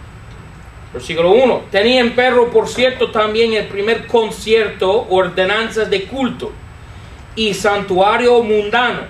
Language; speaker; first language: Spanish; non-native, fluent; English